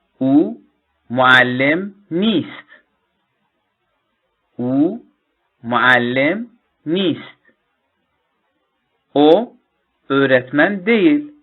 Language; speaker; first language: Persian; non-native, fluent; Turkish